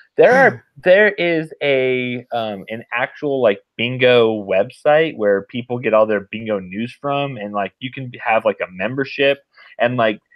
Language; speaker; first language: English; native; English